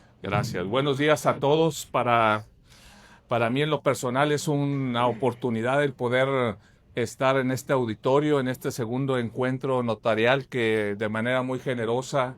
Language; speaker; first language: Spanish; native; Spanish